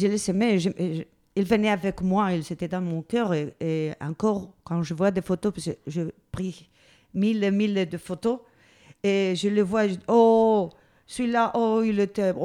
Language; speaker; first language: French; non-native, fluent; Spanish